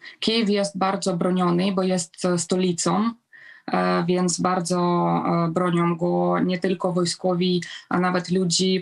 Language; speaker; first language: Polish; non-native, fluent; Ukrainian